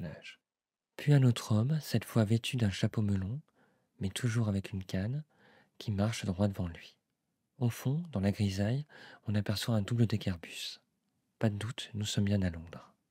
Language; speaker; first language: French; native; French